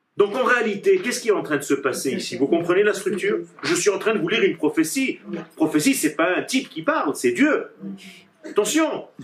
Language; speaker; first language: French; non-native, fluent; Hebrew